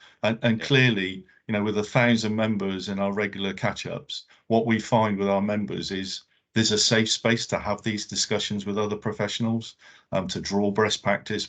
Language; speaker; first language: English; native; English